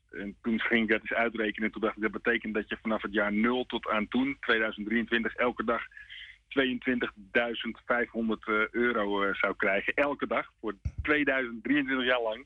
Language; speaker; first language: Dutch; native; Dutch